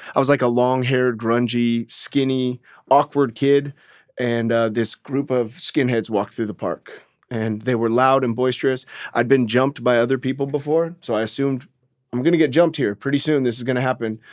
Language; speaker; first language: English; native; English